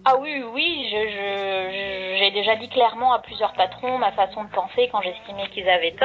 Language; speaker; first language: French; native; French